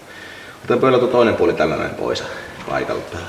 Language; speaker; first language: Finnish; native; Finnish